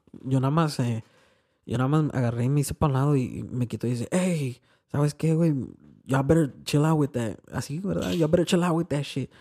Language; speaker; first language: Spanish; early bilingual, heritage; Spanish